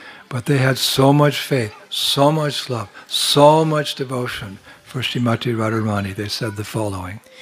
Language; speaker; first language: English; native; English